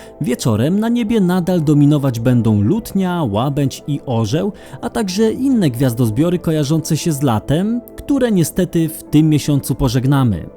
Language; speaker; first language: Polish; native; Polish